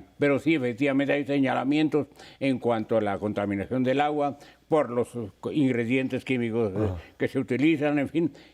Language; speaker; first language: Spanish; native; Spanish